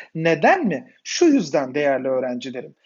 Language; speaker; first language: Turkish; native; Turkish